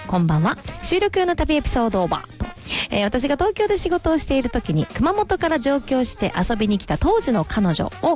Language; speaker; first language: Japanese; native; Japanese